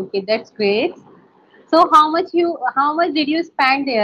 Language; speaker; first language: English; non-native, local second language; Hindi